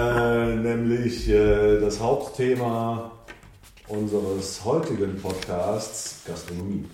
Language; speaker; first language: German; native; German